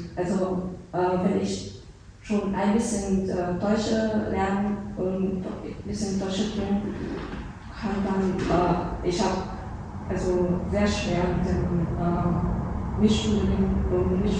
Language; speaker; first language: German; non-native, learner; Vietnamese